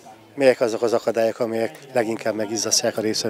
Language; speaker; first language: Hungarian; native; Hungarian